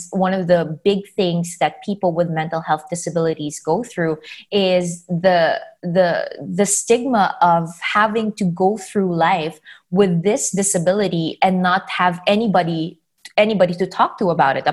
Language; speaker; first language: English; non-native, local second language; Filipino